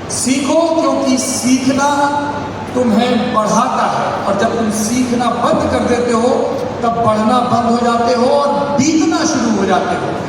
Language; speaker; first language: Hindi; non-native, local second language; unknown